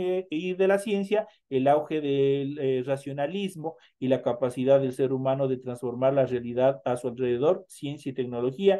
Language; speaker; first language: Spanish; native; Spanish